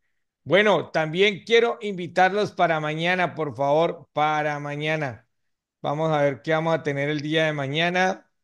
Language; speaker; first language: Spanish; native; Spanish